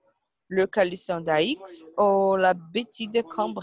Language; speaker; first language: French; non-native, learner; Portuguese